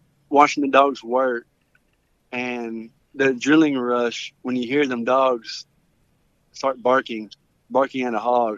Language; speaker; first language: English; native; English